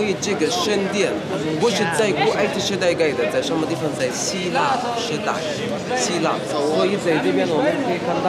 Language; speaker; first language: Chinese; non-native, learner; Arabic